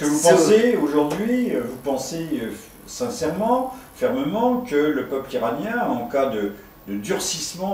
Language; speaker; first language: French; native; French